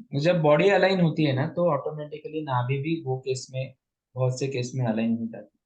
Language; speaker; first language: Hindi; non-native, local second language; Marathi